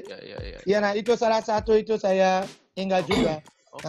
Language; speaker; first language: Indonesian; non-native, fluent; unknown